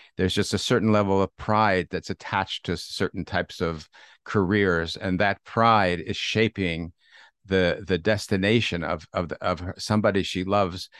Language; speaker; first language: English; native; English